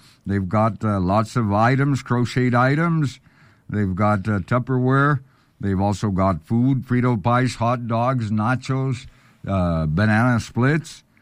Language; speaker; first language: English; early bilingual, other home language; Spanish